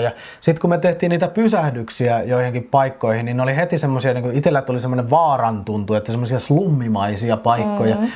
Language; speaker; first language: Finnish; native; Finnish